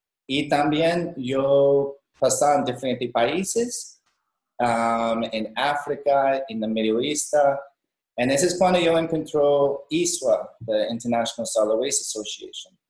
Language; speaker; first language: Spanish; non-native, learner; English